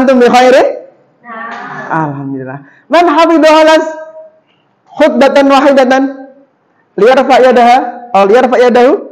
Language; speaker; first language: Arabic; non-native, learner; Indonesian